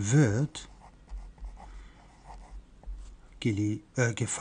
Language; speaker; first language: German; non-native, fluent; Persian